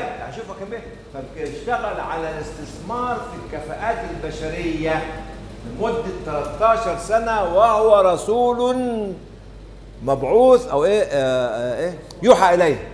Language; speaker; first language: Arabic; native; Arabic